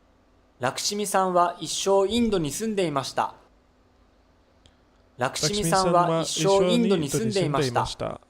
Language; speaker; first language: Japanese; non-native, learner; English